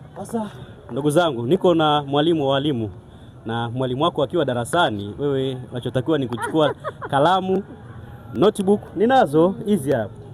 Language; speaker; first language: Swahili; non-native, local second language; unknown